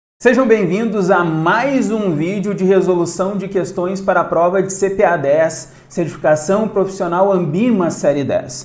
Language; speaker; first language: Portuguese; native; Portuguese